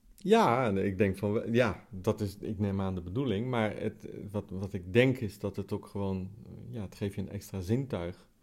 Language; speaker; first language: Dutch; non-native, fluent; Italian